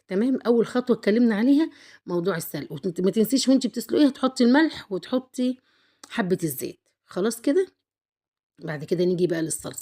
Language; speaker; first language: Arabic; native; Arabic